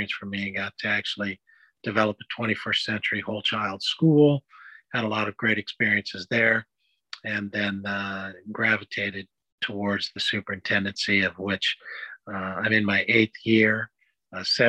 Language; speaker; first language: English; native; English